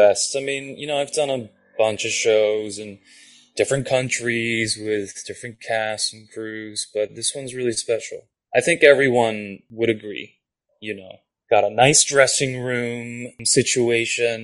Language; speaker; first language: English; non-native, fluent; Japanese